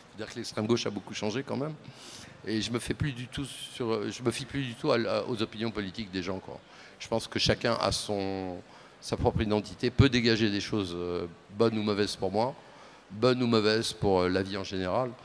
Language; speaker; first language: French; native; French